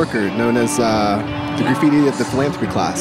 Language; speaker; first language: English; native; English